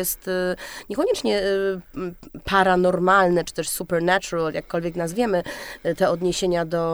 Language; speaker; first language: Polish; native; Polish